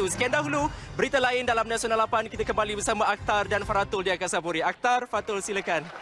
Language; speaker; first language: Malay; native; Malay